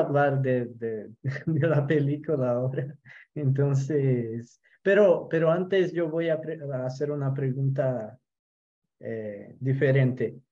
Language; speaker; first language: Spanish; non-native, local second language; Portuguese